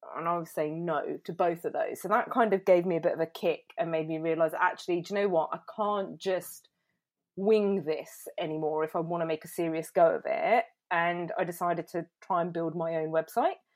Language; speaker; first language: English; native; English